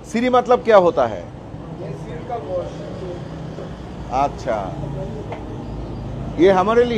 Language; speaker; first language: Hindi; non-native, learner; Bangla